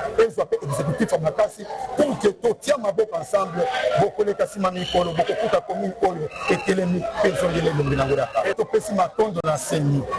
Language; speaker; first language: Lingala; native; Lingala